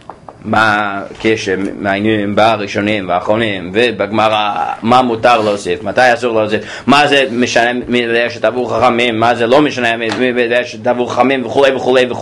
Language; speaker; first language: Hebrew; non-native, fluent; English